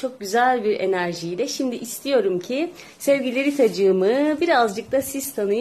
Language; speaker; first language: Turkish; native; Turkish